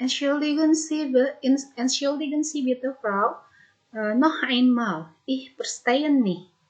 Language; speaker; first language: German; non-native, fluent; Indonesian